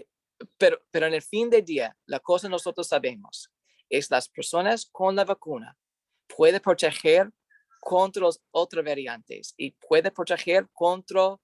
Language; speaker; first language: Spanish; non-native, learner; English